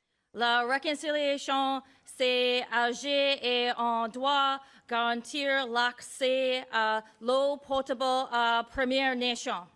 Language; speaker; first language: French; non-native, learner; English